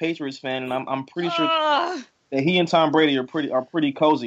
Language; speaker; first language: English; native; English